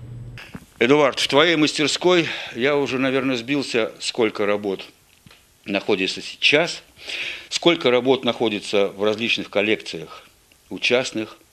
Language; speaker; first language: Russian; native; Russian